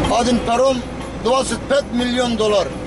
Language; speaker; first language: Russian; non-native, learner; Turkish